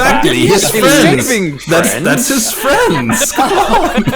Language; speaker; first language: English; native; English